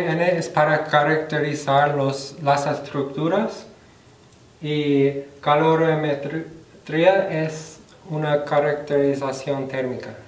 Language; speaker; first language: Spanish; non-native, fluent; English